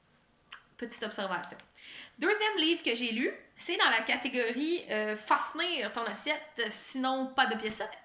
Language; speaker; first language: French; native; French